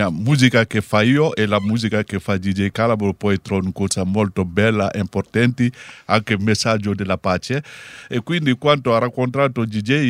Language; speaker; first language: Italian; non-native, learner; Bambara